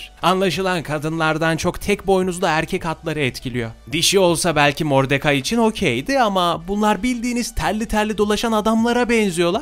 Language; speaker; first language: Turkish; native; Turkish